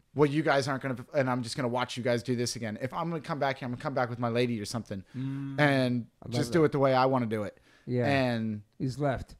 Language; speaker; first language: English; native; English